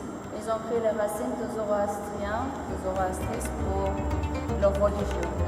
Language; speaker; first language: French; non-native, fluent; Persian